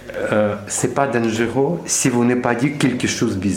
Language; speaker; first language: French; non-native, learner; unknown